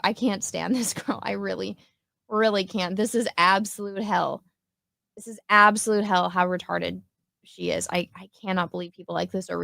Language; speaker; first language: English; native; English